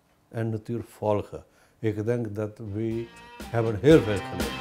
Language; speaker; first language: Dutch; non-native, fluent; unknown